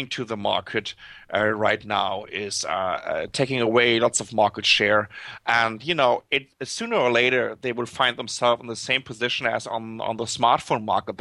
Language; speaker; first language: English; non-native, fluent; German